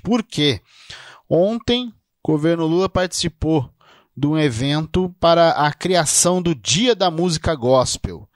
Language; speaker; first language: Portuguese; native; Portuguese